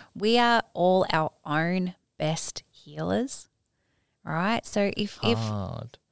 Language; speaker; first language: English; native; English